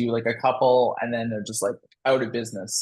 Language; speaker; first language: English; native; English